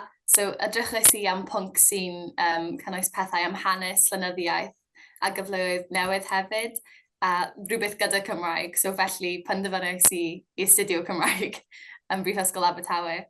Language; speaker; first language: Welsh; non-native, local second language; English